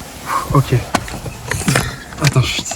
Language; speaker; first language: French; native; French